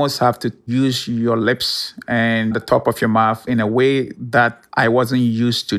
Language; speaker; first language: English; non-native, local second language; Ewe